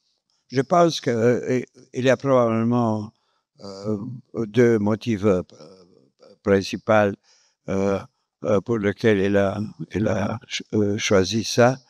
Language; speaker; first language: French; non-native, fluent; Romanian